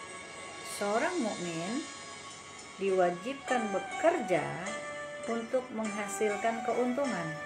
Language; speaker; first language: Indonesian; native; Indonesian